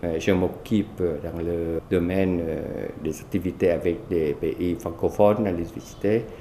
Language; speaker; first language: French; non-native, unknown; Vietnamese